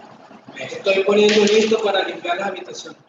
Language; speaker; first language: Spanish; native; Spanish